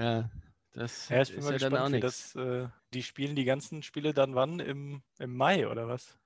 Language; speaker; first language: German; native; German